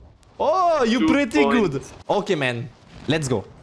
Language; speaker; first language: English; non-native, learner; French